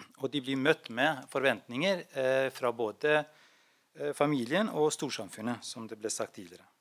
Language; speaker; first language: Norwegian; non-native, fluent; Albanian